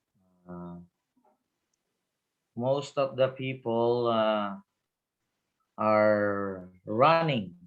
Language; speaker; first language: English; non-native, learner; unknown